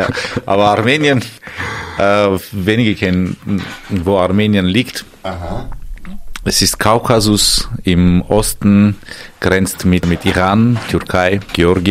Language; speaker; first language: German; non-native, fluent; Armenian